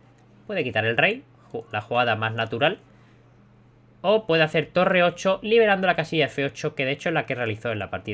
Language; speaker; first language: Spanish; native; Spanish